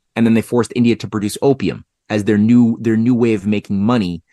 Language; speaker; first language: English; native; English